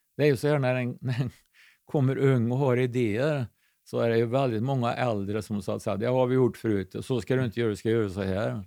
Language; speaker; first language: Swedish; native; Swedish